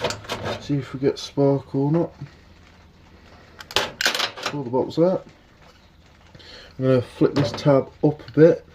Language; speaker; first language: English; native; English